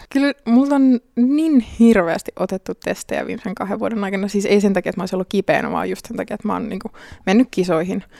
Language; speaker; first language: Finnish; native; Finnish